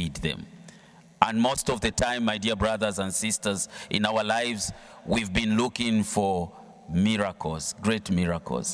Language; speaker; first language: English; non-native, local second language; Bemba